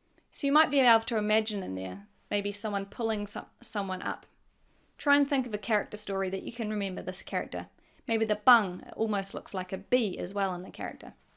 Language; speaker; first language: English; native; English